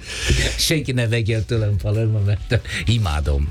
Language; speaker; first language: Hungarian; non-native, fluent; Italian